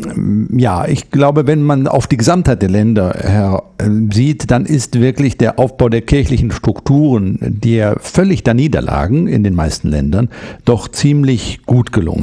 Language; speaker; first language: German; native; German